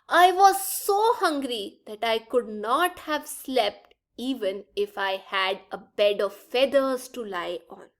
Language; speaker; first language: English; non-native, local second language; Punjabi